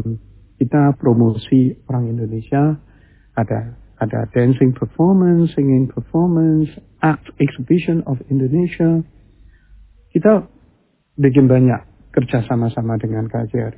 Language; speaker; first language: Indonesian; early bilingual, heritage; Chinese